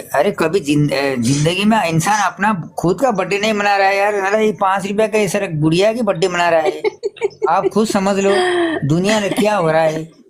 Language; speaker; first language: Hindi; non-native, fluent; Nepali